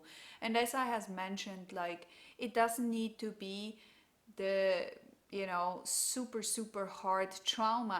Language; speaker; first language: English; non-native, fluent; German